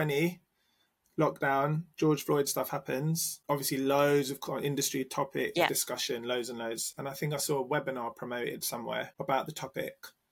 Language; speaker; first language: English; native; English